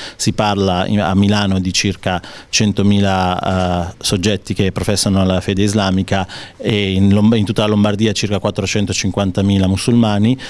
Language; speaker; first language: Italian; non-native, fluent; Urdu